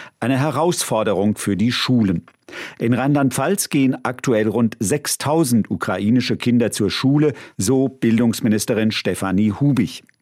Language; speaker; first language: German; native; German